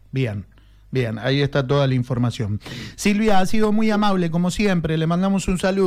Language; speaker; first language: Spanish; native; Spanish